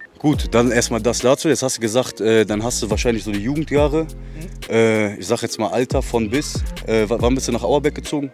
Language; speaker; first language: German; native; German